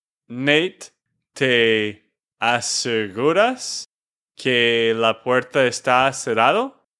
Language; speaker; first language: Spanish; non-native, fluent; English